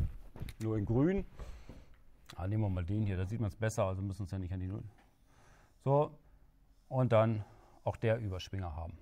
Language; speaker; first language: German; native; German